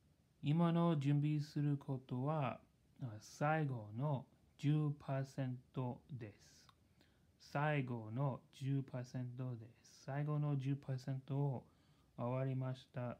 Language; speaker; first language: Japanese; non-native, learner; English